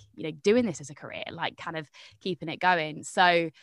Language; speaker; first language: English; native; English